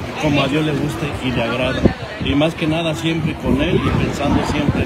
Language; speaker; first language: Spanish; native; Spanish